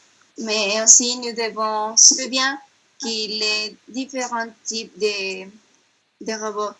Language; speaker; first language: French; non-native, learner; Spanish